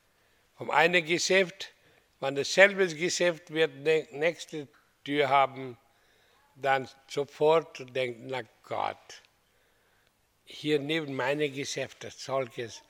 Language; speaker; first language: German; non-native, fluent; Hindi